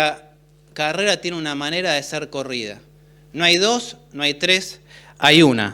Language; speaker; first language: Spanish; native; Spanish